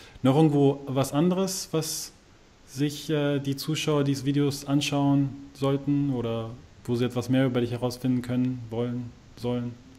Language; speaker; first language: German; native; German